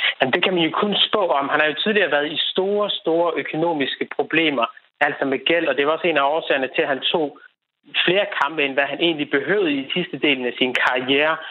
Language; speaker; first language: Danish; native; Danish